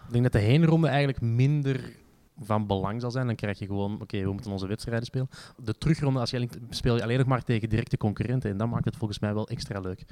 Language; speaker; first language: Dutch; native; Dutch